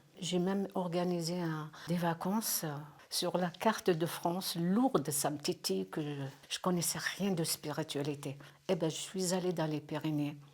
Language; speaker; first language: French; non-native, local second language; Kabyle